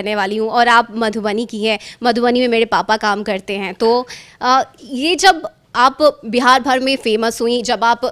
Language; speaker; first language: Hindi; native; Hindi